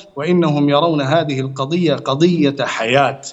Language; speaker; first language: Arabic; non-native, fluent; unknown